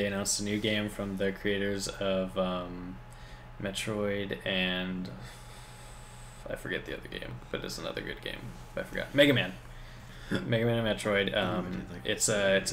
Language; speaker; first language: English; native; English